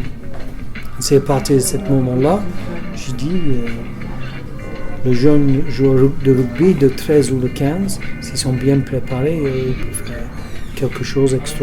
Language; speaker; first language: French; non-native, fluent; English